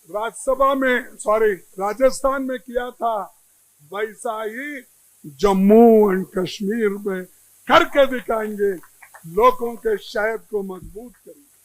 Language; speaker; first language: Hindi; non-native, local second language; Kannada